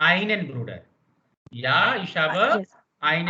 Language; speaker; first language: German; non-native, learner; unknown